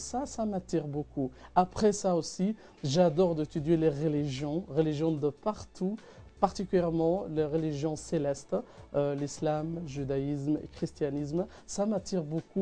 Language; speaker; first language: French; non-native, fluent; Arabic